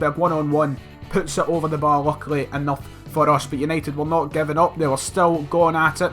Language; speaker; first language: English; native; English